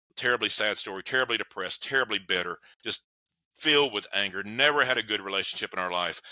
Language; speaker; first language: English; native; English